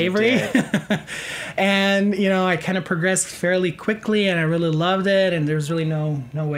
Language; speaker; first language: English; non-native, fluent; Serbian